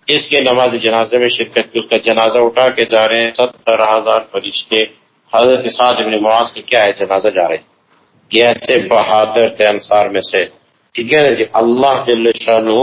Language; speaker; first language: Urdu; non-native, local second language; Pashto